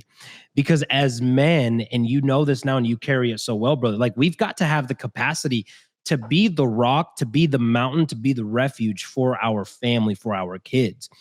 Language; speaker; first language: English; native; English